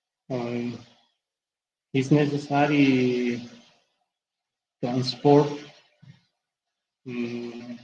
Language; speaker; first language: English; non-native, learner; Spanish